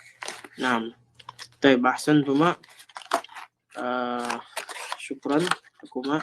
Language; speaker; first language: Arabic; non-native, fluent; Filipino